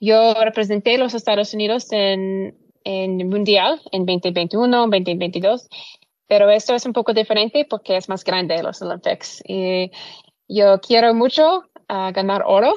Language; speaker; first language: Spanish; non-native, learner; English